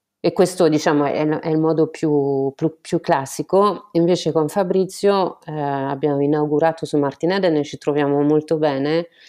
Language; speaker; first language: Italian; non-native, fluent; French